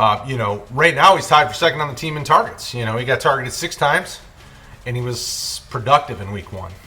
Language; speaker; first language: English; native; English